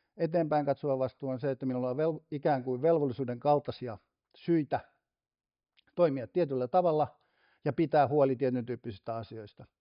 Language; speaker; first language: Finnish; native; Finnish